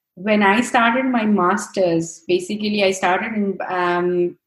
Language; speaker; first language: English; non-native, local second language; Hindi